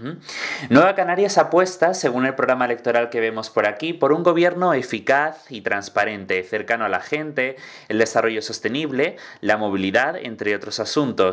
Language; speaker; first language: Spanish; native; Spanish